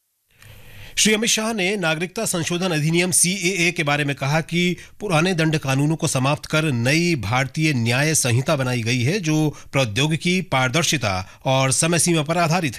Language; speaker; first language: Hindi; native; Hindi